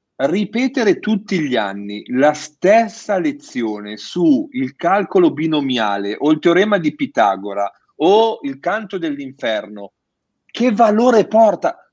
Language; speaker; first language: Italian; native; Italian